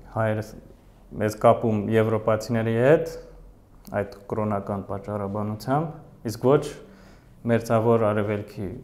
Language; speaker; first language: Armenian; early bilingual, heritage; Armenian